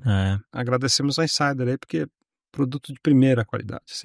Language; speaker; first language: Portuguese; native; Portuguese